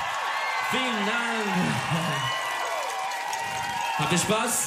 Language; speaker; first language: German; non-native, learner; Turkish